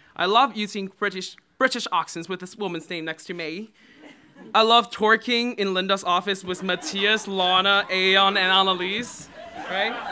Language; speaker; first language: English; non-native, fluent; Chinese